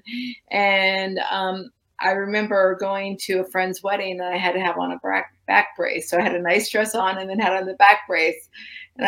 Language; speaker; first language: English; native; English